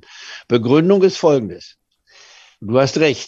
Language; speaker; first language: German; native; German